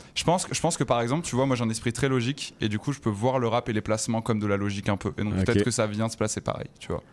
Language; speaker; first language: French; native; French